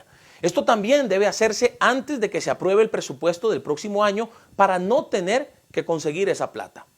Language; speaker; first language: Spanish; native; Spanish